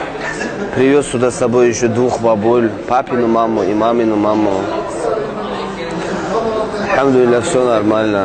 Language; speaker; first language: Russian; non-native, local second language; Avaric